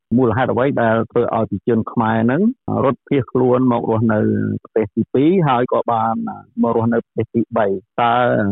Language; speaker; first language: Khmer; native; Khmer